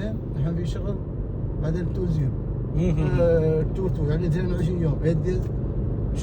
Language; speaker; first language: Arabic; non-native, learner; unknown